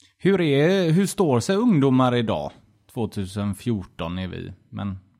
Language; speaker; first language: Swedish; native; Swedish